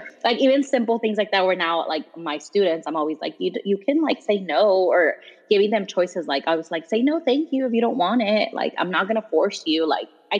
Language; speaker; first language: English; early bilingual, other home language; Spanish